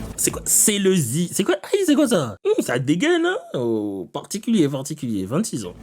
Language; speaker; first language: French; native; French